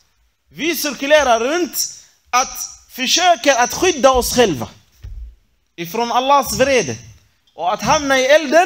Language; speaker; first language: Swedish; non-native, fluent; Arabic